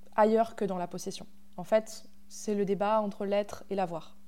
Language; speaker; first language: French; native; French